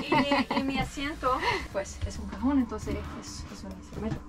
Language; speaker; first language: Spanish; non-native, fluent; English